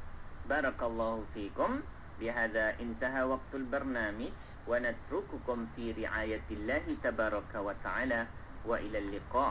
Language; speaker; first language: Arabic; non-native, fluent; Malay